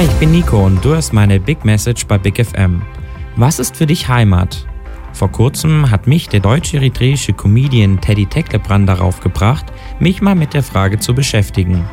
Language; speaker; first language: German; native; German